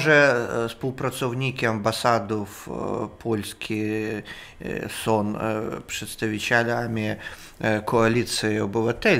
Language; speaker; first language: Polish; non-native, fluent; Russian